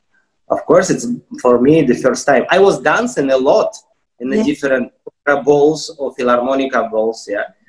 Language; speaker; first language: English; non-native, fluent; Russian